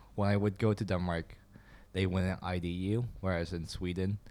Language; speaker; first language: English; non-native, fluent; Chinese